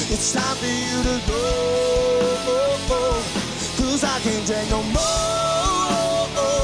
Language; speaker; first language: English; native; English